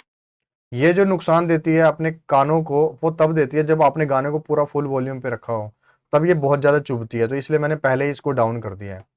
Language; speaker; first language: Hindi; native; Hindi